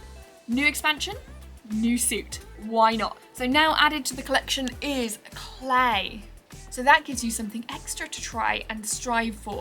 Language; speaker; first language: English; native; English